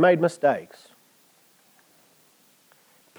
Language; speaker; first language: English; native; English